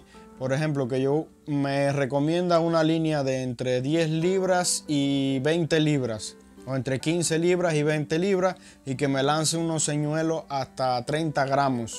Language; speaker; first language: Spanish; native; Spanish